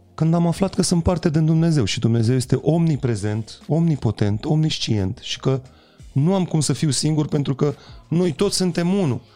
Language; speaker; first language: Romanian; native; Romanian